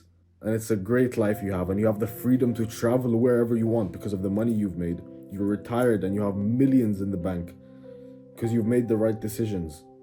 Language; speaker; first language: English; native; English